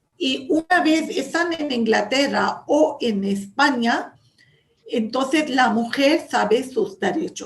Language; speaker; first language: Spanish; non-native, fluent; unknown